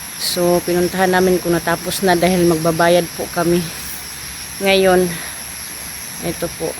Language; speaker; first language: Filipino; non-native, local second language; Cebuano